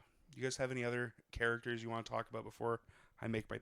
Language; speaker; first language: English; native; English